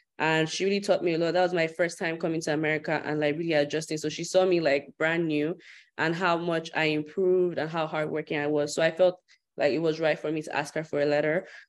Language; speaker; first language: English; non-native, local second language; Yoruba